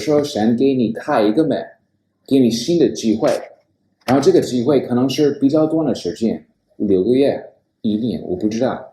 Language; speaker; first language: Chinese; non-native, fluent; English